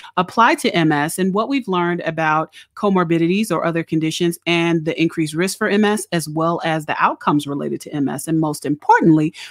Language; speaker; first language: English; native; English